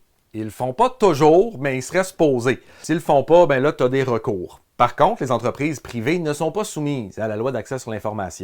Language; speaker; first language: French; native; French